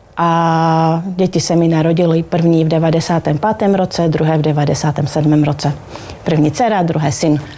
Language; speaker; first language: Czech; native; Czech